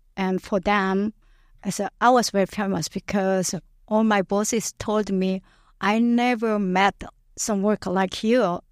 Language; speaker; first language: English; non-native, learner; Korean